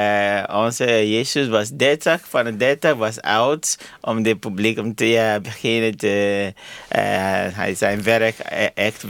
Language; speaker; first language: Dutch; non-native, learner; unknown